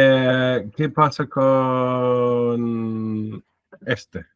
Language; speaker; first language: Spanish; non-native, fluent; English